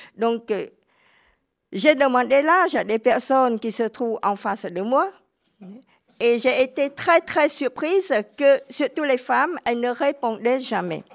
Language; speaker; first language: French; non-native, fluent; Khmer